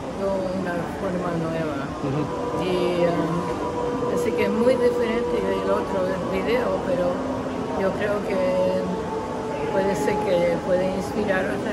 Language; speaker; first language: Spanish; non-native, local second language; English